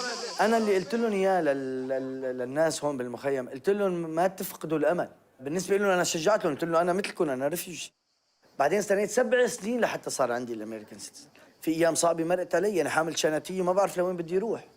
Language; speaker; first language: Arabic; native; Arabic